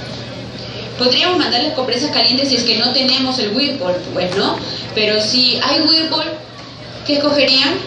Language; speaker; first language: Spanish; native; Spanish